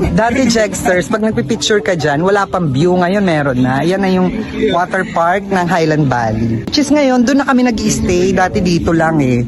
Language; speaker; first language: Filipino; native; Filipino